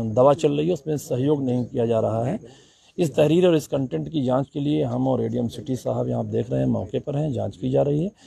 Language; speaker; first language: Hindi; native; Hindi